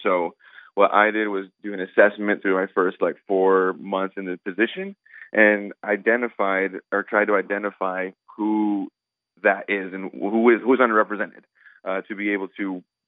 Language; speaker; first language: English; native; English